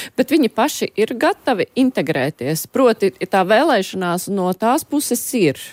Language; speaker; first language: Latvian; native; Latvian